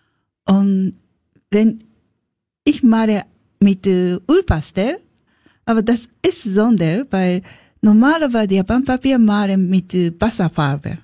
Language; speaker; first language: German; non-native, learner; Japanese